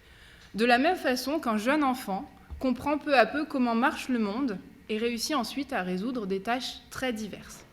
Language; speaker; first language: French; native; French